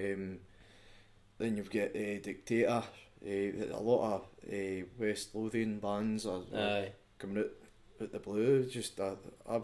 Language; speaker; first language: English; native; English